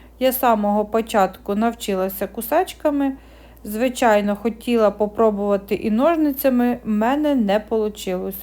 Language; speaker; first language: Ukrainian; native; Ukrainian